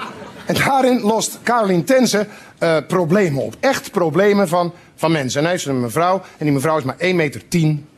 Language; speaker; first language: Dutch; native; Dutch